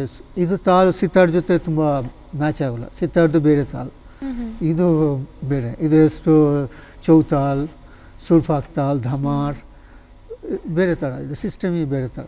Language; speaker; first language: Kannada; non-native, learner; Bangla